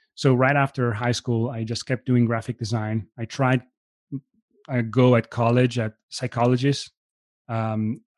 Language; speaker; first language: English; non-native, fluent; Italian